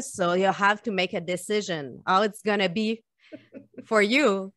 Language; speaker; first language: English; non-native, fluent; French